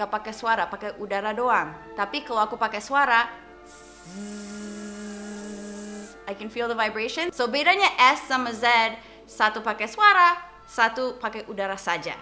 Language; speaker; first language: Indonesian; non-native, fluent; English